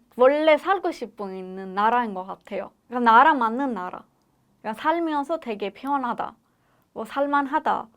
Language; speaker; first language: Korean; non-native, fluent; Persian